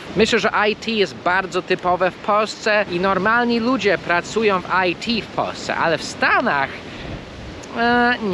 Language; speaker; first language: Polish; early bilingual, heritage; Polish